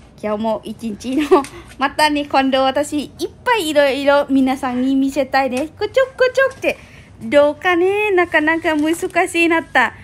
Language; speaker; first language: Japanese; non-native, learner; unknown